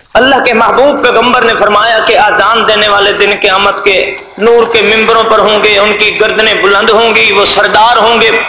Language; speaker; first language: Urdu; non-native, local second language; Punjabi